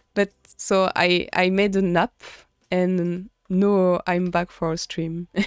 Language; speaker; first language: English; non-native, fluent; French